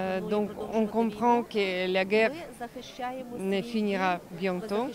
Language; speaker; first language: French; non-native, fluent; Ukrainian